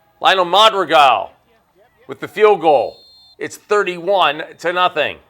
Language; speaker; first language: English; native; English